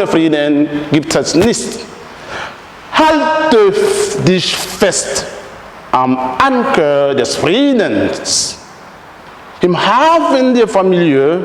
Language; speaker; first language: German; non-native, fluent; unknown